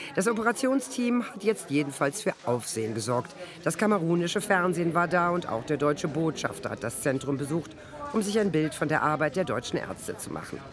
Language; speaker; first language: German; native; German